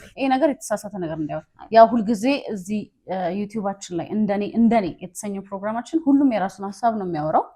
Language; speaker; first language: Amharic; native; Amharic